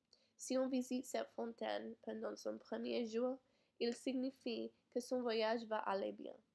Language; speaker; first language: French; non-native, learner; English